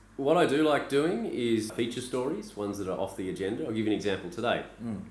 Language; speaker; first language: English; native; English